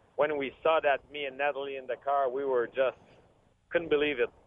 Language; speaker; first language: English; native; English